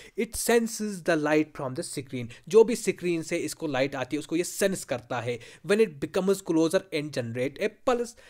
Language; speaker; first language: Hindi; non-native, local second language; Kashmiri